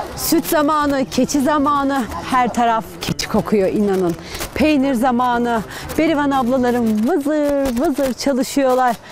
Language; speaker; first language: Turkish; native; Turkish